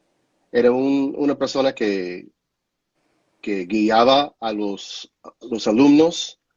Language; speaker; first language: Spanish; non-native, fluent; English